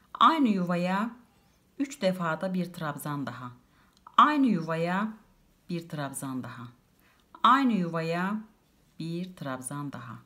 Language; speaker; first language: Turkish; native; Turkish